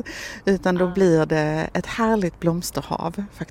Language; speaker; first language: Swedish; native; Swedish